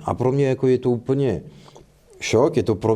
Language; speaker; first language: Czech; non-native, fluent; French